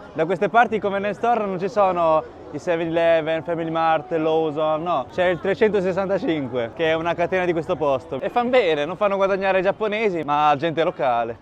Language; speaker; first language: Italian; early bilingual, other home language; Chinese